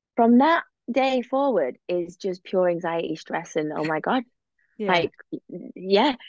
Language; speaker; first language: English; native; English